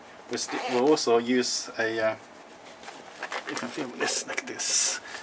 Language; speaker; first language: English; non-native, fluent; Chinese